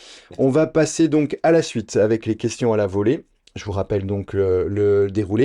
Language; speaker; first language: French; native; French